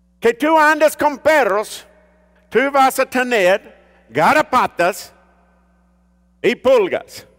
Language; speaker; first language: Spanish; early bilingual, heritage; Spanish